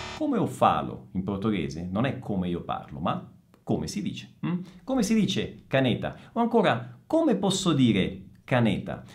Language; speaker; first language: Italian; native; Italian